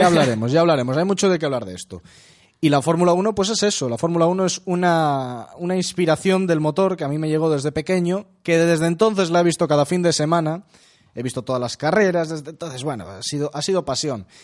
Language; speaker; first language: Spanish; native; Spanish